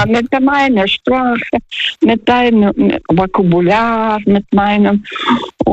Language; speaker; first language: German; non-native, fluent; Russian